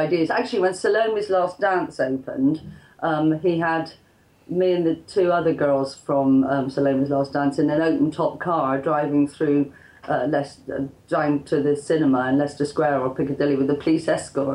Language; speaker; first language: English; native; English